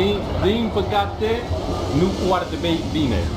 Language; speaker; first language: Romanian; non-native, learner; English